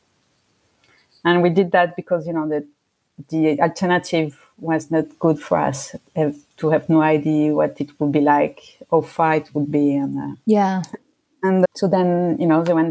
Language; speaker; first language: English; non-native, fluent; French